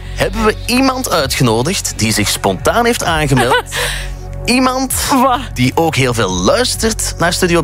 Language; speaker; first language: Dutch; native; Dutch